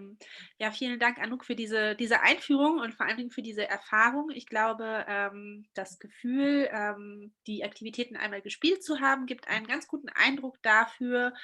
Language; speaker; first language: German; native; German